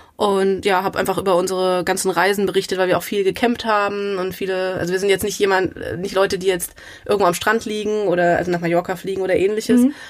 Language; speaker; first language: German; native; German